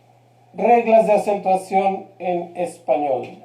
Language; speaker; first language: Spanish; non-native, fluent; Portuguese